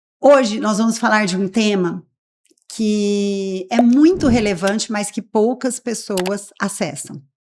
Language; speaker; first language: Portuguese; native; Portuguese